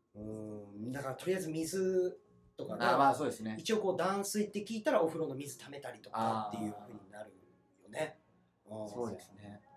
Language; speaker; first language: Japanese; native; Japanese